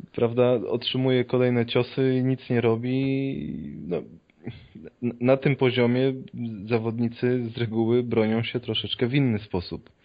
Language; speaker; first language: Polish; native; Polish